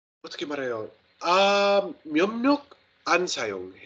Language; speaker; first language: Korean; non-native, learner; English